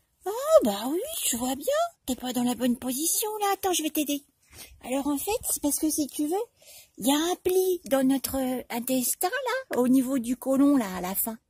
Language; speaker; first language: French; native; French